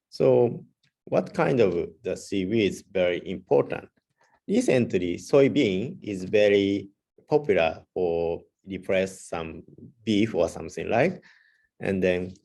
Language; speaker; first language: English; non-native, learner; Japanese